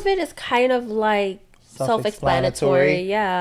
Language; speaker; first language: English; native; English